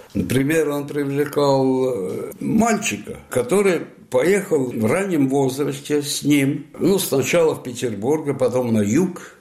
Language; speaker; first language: Russian; non-native, fluent; Italian